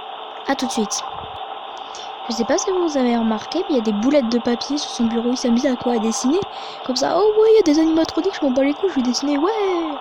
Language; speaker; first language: French; native; French